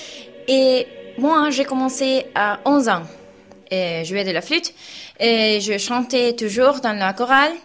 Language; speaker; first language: French; non-native, learner; Spanish